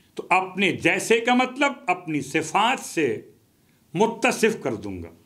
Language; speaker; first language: Urdu; native; Urdu